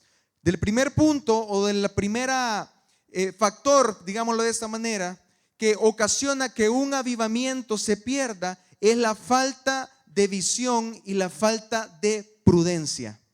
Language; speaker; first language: Spanish; native; Spanish